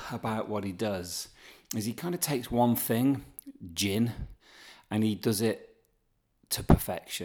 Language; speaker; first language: English; native; English